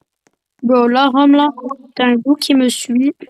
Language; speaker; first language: French; native; French